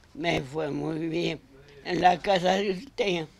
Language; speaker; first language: Spanish; native; Spanish